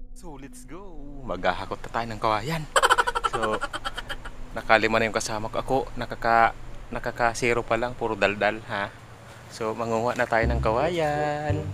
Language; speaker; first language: Filipino; non-native, local second language; Bikol